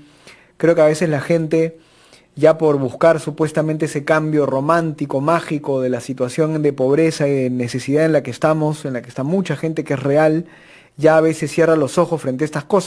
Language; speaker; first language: Spanish; native; Spanish